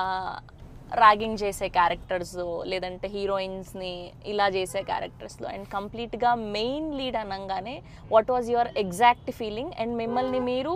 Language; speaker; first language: Telugu; native; Telugu